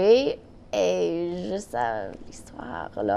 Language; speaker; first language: French; non-native, local second language; English